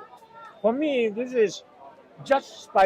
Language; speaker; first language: English; non-native, fluent; Japanese